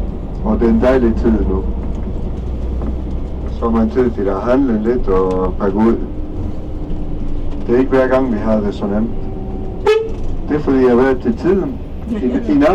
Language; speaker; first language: Danish; non-native, fluent; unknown